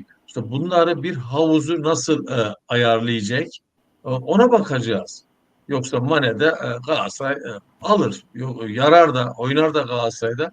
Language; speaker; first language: Turkish; native; Turkish